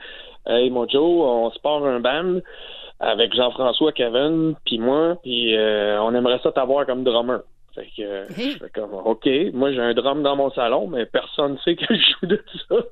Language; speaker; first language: French; native; French